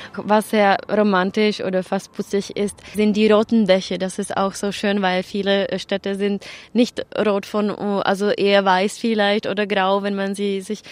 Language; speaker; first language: German; non-native, fluent; Czech